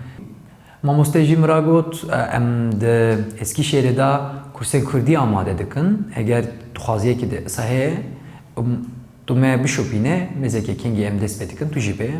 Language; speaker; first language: Kurdish; non-native, local second language; Turkish